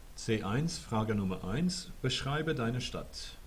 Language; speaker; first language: German; non-native, fluent; English